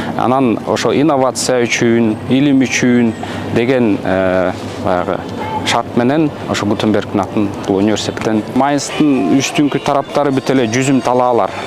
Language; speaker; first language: Kyrgyz; native; Kyrgyz